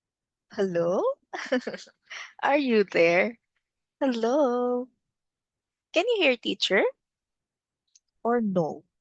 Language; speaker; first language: English; non-native, local second language; Filipino